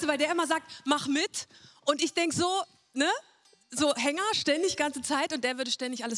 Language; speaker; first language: German; native; German